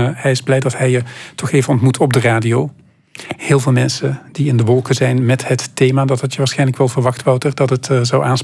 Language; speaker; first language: Dutch; native; Dutch